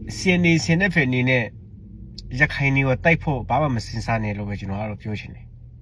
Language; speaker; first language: Burmese; non-native, local second language; Hakha Chin